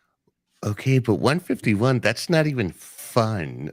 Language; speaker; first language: English; native; English